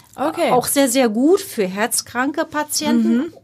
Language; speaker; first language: German; non-native, fluent; Turkish